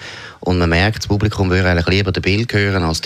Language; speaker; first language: German; native; German